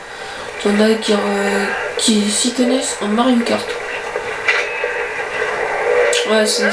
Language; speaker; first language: French; native; French